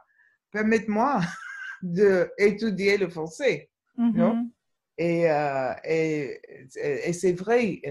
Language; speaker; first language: French; non-native, fluent; English